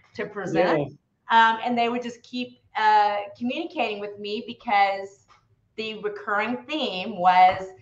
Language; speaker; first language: English; native; English